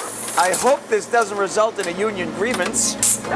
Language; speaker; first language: English; native; English